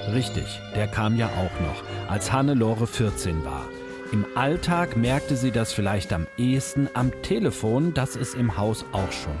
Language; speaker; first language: German; native; German